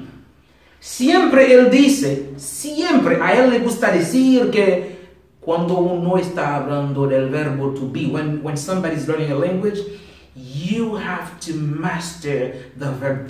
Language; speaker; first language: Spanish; non-native, learner; Haitian Creole